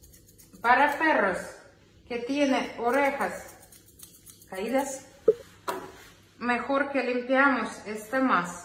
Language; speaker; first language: Spanish; non-native, learner; Ukrainian